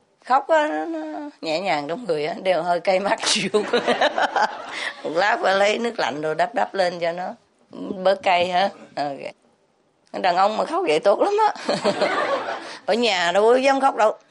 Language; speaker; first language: Vietnamese; native; Vietnamese